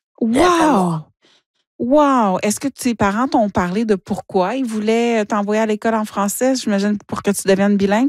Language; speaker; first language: French; native; French